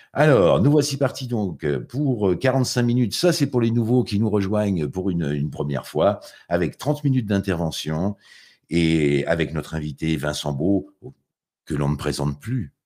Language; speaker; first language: French; native; French